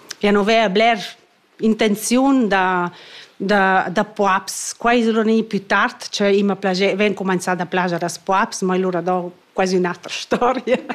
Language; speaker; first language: Italian; non-native, fluent; Romansh